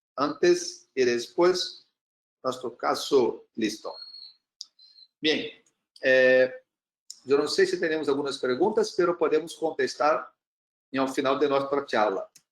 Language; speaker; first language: Spanish; non-native, learner; Portuguese